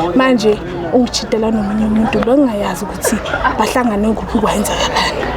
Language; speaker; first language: Zulu; native; Zulu